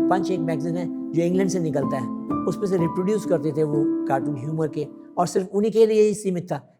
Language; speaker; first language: Hindi; early bilingual, other home language; Sindhi